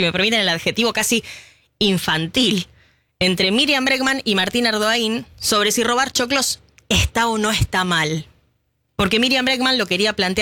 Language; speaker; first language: Spanish; native; Spanish